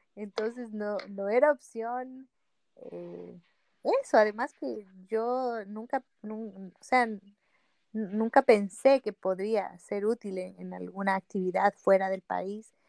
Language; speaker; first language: Spanish; native; Spanish